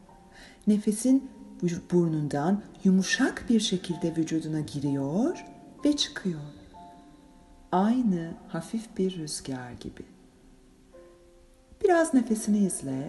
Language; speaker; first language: Turkish; native; Turkish